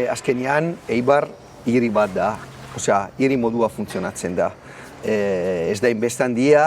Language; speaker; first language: Basque; non-native, learner; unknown